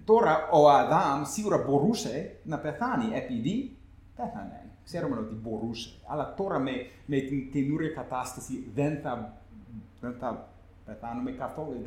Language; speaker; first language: Greek; non-native, fluent; English